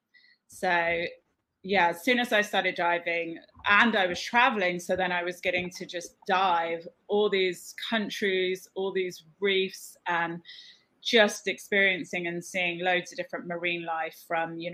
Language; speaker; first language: English; native; English